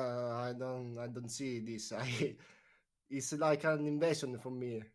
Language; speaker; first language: English; non-native, learner; Italian